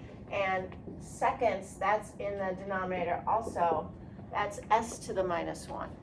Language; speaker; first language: English; native; English